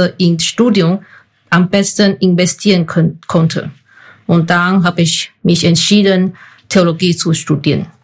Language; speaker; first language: German; non-native, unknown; Chinese